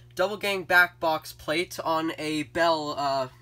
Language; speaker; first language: English; native; English